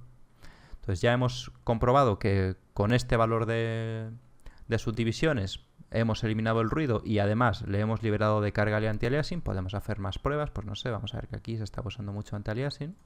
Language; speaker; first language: Spanish; native; Spanish